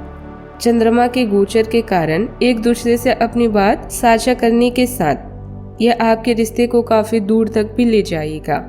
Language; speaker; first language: Hindi; native; Hindi